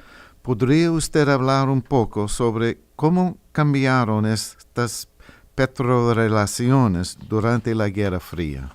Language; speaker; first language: Spanish; non-native, fluent; English